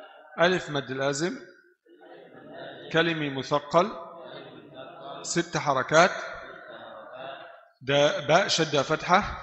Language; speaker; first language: Arabic; non-native, fluent; Indonesian